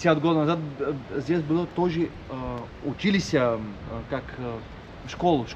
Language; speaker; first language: Russian; non-native, learner; Bulgarian